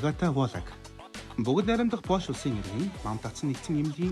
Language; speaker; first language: Mongolian; native; Mongolian